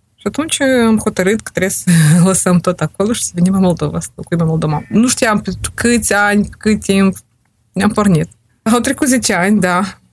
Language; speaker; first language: Romanian; native; Romanian